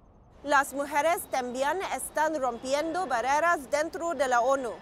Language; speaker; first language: Spanish; non-native, learner; English